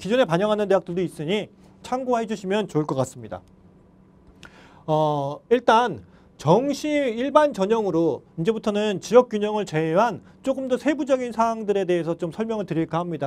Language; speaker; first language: Korean; native; Korean